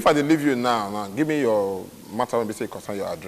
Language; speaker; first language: English; non-native, local second language; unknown